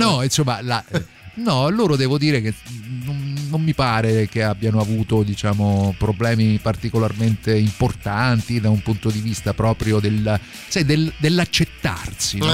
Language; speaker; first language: Italian; native; Italian